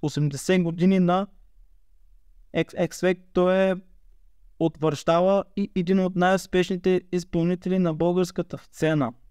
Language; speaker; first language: Bulgarian; native; Bulgarian